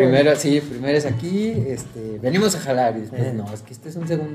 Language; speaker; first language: Spanish; native; Spanish